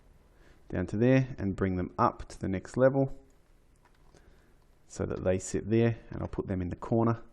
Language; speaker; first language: English; native; English